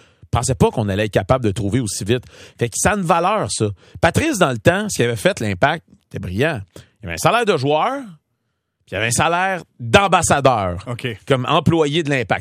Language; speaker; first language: French; native; French